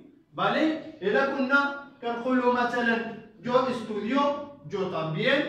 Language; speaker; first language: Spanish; non-native, fluent; Arabic